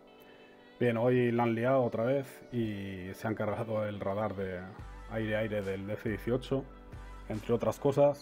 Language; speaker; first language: Spanish; native; Spanish